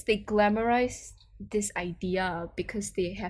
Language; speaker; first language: English; non-native, local second language; Chinese